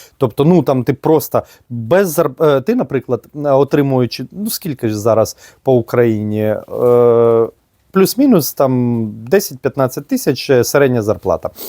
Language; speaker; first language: Ukrainian; non-native, local second language; Russian